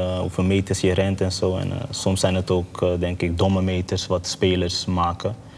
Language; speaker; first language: Dutch; early bilingual, other home language; Papiamento